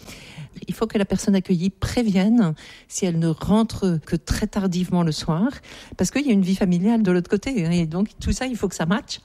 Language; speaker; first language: French; native; French